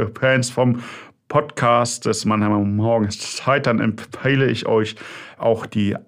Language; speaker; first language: German; native; German